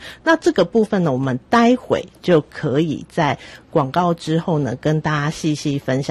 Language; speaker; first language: Chinese; native; Chinese